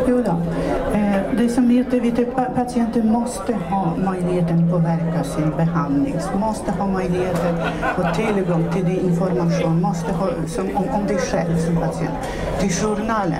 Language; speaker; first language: Swedish; non-native, fluent; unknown